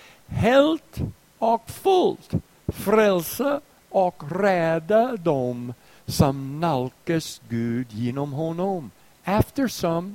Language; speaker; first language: Swedish; non-native, fluent; English